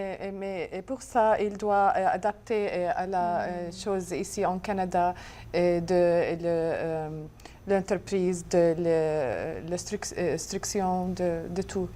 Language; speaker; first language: French; non-native, learner; Arabic